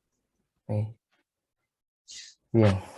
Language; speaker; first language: French; non-native, learner; Vietnamese